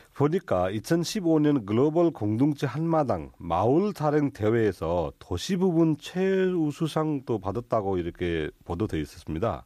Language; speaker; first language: Korean; non-native, fluent; Nepali